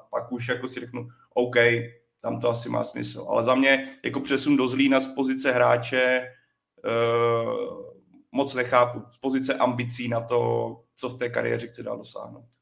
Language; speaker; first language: Czech; native; Czech